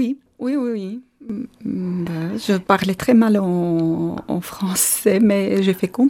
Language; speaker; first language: French; non-native, fluent; Armenian